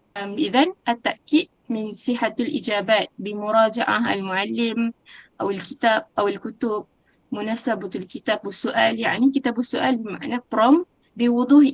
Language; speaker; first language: Arabic; non-native, learner; Malay